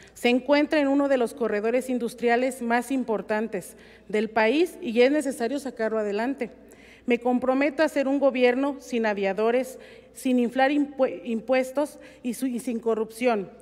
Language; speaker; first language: Spanish; native; Spanish